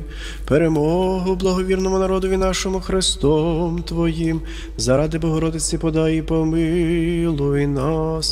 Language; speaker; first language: Ukrainian; native; Ukrainian